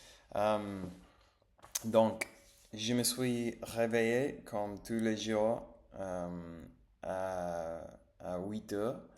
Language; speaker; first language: French; non-native, learner; English